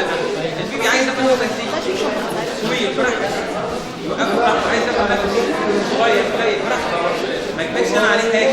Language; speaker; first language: Arabic; native; Arabic